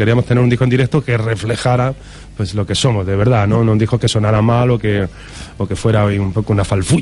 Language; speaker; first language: Spanish; native; Spanish